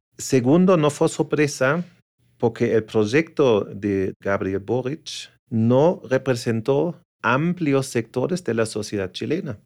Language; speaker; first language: Spanish; non-native, fluent; German